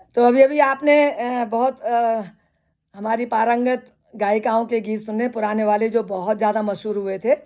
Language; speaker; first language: Hindi; native; Hindi